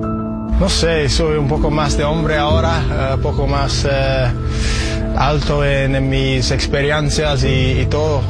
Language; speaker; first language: Spanish; non-native, learner; English